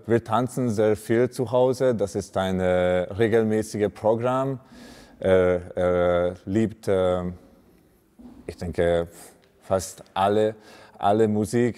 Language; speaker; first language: German; non-native, fluent; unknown